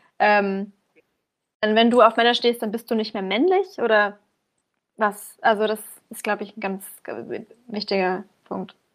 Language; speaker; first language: German; early bilingual, other home language; Persian